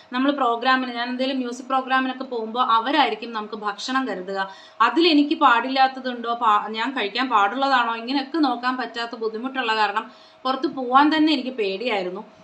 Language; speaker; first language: Malayalam; non-native, local second language; Konkani